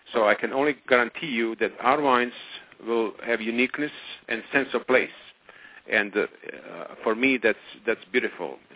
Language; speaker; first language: English; non-native, fluent; Croatian